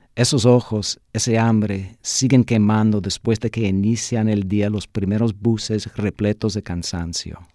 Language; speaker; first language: Spanish; non-native, fluent; English